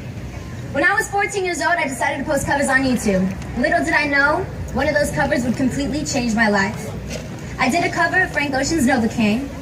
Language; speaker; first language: English; native; English